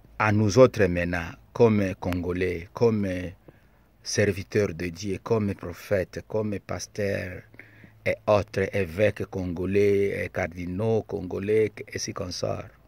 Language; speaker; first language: French; non-native, local second language; Lingala